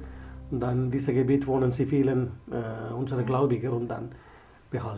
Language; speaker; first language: German; non-native, learner; Tamil